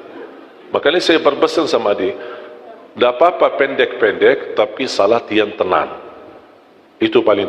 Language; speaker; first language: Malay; non-native, fluent; Arabic